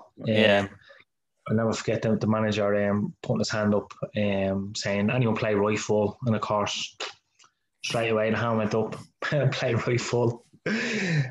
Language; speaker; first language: English; native; English